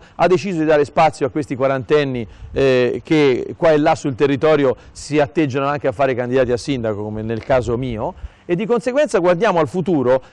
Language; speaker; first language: Italian; native; Italian